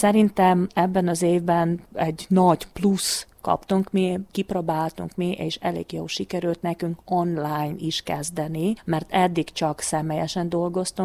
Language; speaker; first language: Hungarian; non-native, local second language; Ukrainian